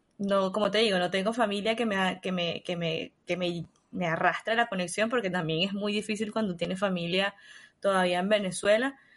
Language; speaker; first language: Spanish; native; Spanish